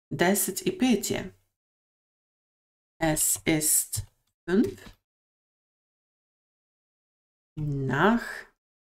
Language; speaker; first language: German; non-native, fluent; Bosnian